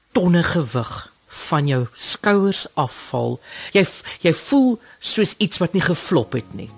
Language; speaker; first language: Afrikaans; native; Afrikaans